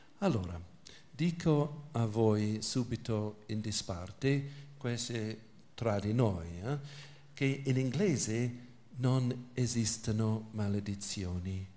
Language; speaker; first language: Italian; non-native, fluent; English